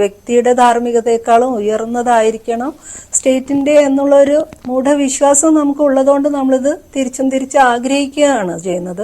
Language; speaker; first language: Malayalam; native; Malayalam